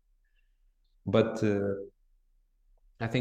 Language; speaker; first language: English; non-native, fluent; Portuguese